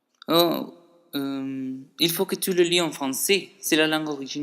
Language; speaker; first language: French; non-native, learner; Spanish